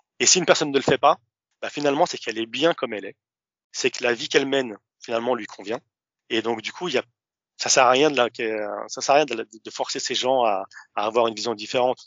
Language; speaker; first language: French; early bilingual, other home language; Arabic